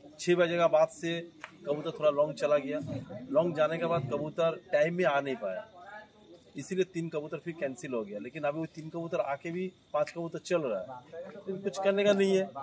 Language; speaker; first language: Hindi; non-native, local second language; Bangla